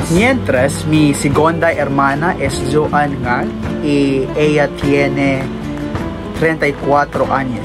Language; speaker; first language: Spanish; non-native, learner; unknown